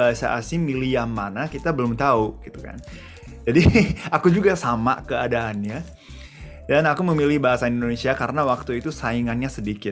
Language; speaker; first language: Indonesian; non-native, fluent; Japanese